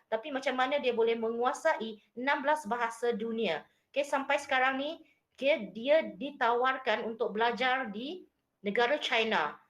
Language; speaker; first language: Malay; native; Malay